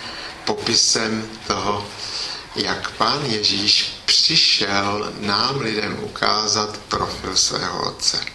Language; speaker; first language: Czech; native; Czech